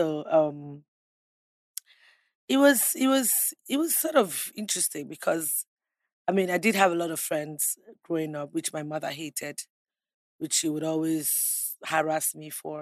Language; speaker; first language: English; non-native, local second language; Ibibio